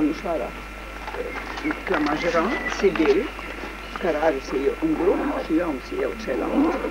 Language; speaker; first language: Romanian; early bilingual, heritage; French